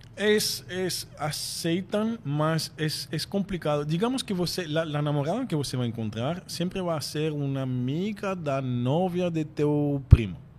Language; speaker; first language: Portuguese; non-native, fluent; French